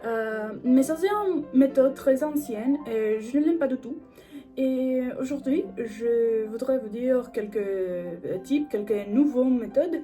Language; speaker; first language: French; non-native, learner; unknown